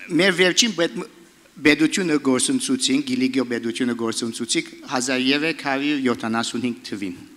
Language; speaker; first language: Armenian; early bilingual, heritage; Armenian